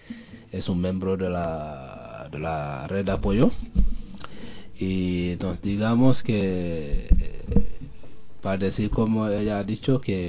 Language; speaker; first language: Spanish; non-native, learner; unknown